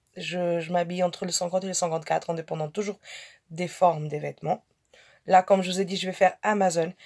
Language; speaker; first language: French; non-native, fluent; Portuguese